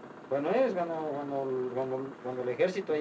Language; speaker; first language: Spanish; native; Spanish